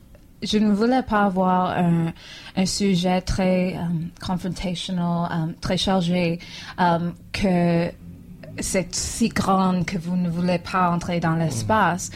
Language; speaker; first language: French; non-native, fluent; English